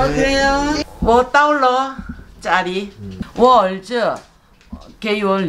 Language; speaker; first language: Chinese; non-native, learner; Korean